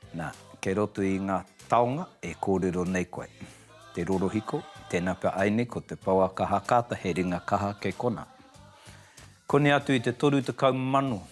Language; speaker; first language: Māori; native; Māori